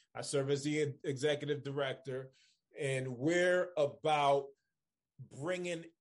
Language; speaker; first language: English; early bilingual, other home language; Spanish